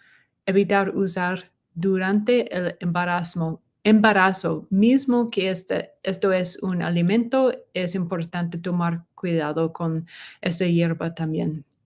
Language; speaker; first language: Spanish; non-native, learner; English